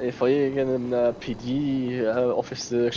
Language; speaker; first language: German; native; German